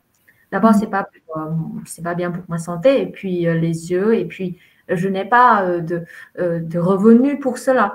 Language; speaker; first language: French; non-native, fluent; Vietnamese